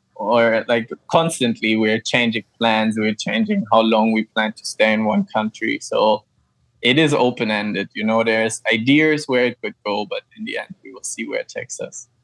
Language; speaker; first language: English; non-native, fluent; German